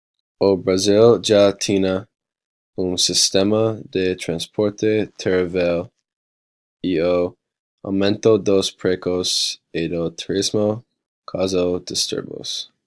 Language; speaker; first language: Portuguese; non-native, learner; English